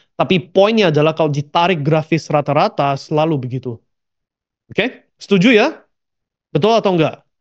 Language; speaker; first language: Indonesian; early bilingual, heritage; Indonesian